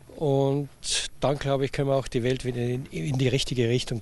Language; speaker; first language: German; native; German